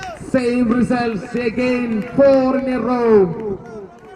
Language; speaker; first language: English; non-native, local second language; Malayalam